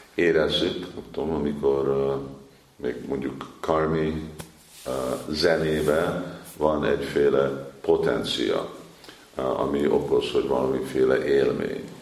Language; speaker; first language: Hungarian; early bilingual, heritage; Hungarian